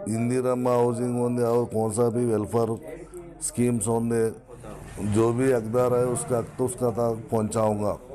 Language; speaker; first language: Hindi; non-native, local second language; Telugu